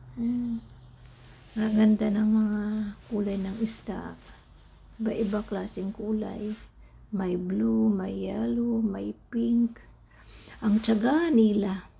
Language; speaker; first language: Filipino; non-native, local second language; Cebuano